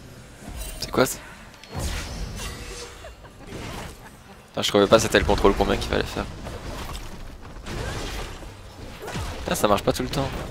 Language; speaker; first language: French; native; French